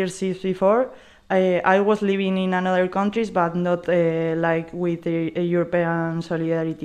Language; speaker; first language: English; non-native, learner; Spanish